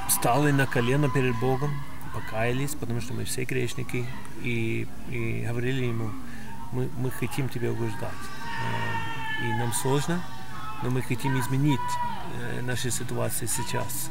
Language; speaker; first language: Russian; non-native, fluent; English